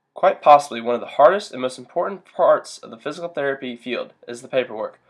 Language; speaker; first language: English; native; English